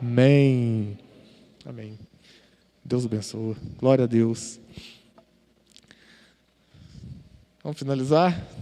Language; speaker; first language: Portuguese; native; Portuguese